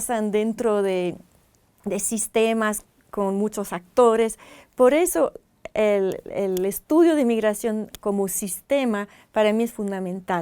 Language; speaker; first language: Spanish; non-native, fluent; French